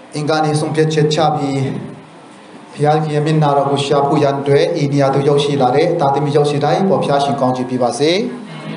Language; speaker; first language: Burmese; non-native, local second language; Hakha Chin